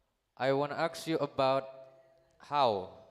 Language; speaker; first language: English; non-native, learner; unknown